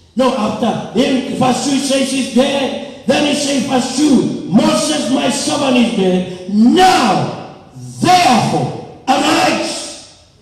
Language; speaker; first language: English; non-native, local second language; Swahili